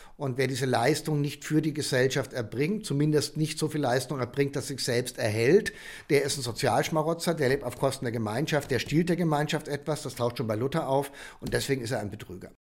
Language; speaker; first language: German; native; German